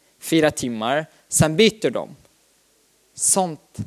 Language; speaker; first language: Swedish; non-native, fluent; Arabic